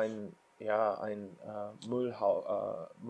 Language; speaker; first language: German; non-native, learner; English